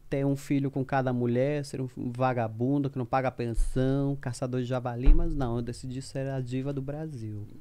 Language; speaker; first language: Portuguese; non-native, fluent; Spanish